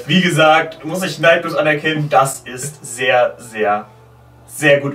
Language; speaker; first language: German; native; German